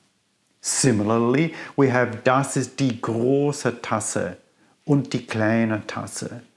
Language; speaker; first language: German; non-native, fluent; English